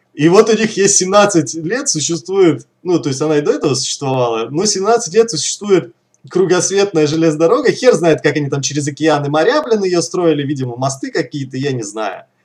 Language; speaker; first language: Russian; native; Russian